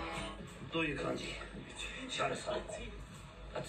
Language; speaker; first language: Japanese; non-native, fluent; English